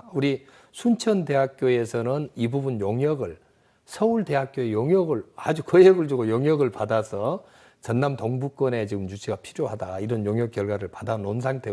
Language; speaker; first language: Korean; native; Korean